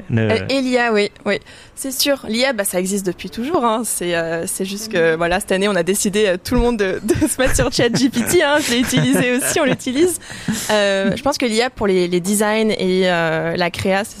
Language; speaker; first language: French; native; French